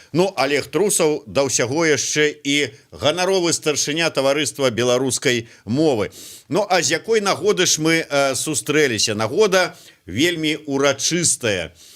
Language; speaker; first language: Belarusian; native; Belarusian